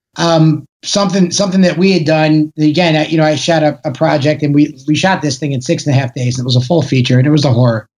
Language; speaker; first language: English; native; English